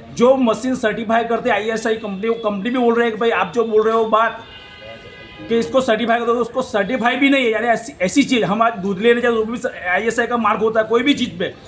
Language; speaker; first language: Hindi; non-native, local second language; Gujarati